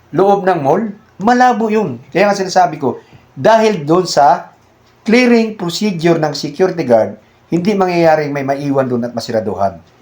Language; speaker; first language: Filipino; native; Filipino